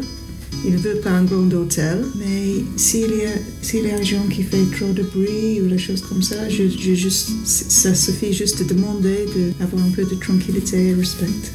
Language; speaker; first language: French; non-native, learner; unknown